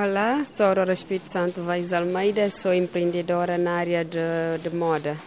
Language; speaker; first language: Portuguese; non-native, local second language; Upper Guinea Crioulo